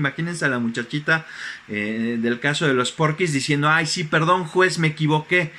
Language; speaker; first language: Spanish; native; Spanish